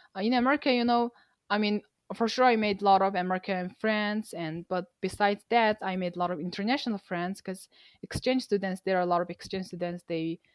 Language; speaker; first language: English; non-native, fluent; Mongolian